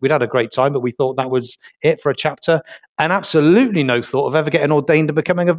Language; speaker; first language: English; native; English